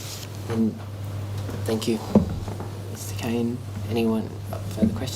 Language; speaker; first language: English; native; English